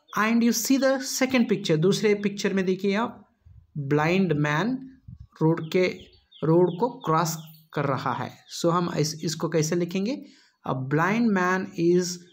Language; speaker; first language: Hindi; non-native, local second language; Kannada